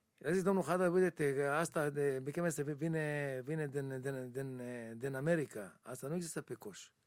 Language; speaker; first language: Romanian; non-native, learner; Hebrew